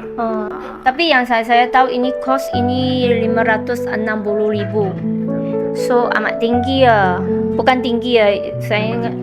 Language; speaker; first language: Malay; non-native, local second language; Chinese